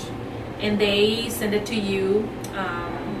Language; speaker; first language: English; non-native, fluent; Spanish